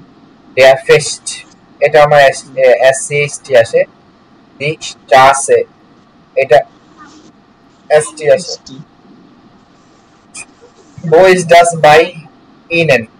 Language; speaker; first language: German; non-native, learner; Bangla